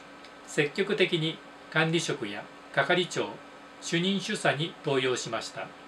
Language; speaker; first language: Japanese; native; Japanese